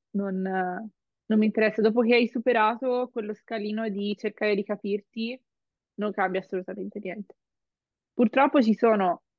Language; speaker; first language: Italian; native; Italian